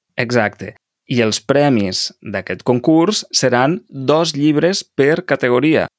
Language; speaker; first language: Catalan; native; Catalan